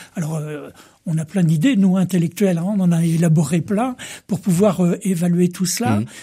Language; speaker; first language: French; native; French